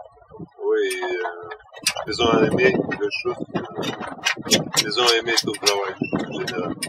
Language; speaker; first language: French; non-native, learner; Russian